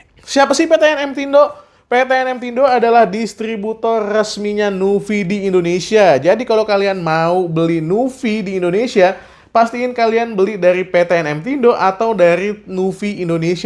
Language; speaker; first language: Indonesian; native; Indonesian